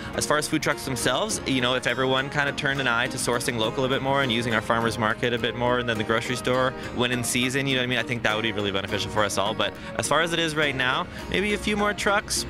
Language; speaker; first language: English; native; English